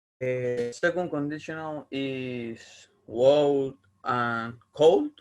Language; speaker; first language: English; non-native, learner; Spanish